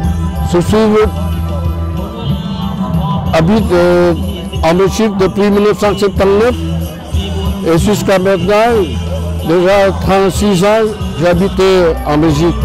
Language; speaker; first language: French; non-native, learner; Lao